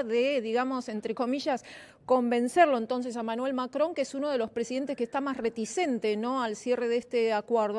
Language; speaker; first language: Spanish; native; Spanish